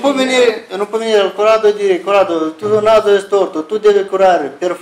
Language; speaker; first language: Italian; non-native, learner; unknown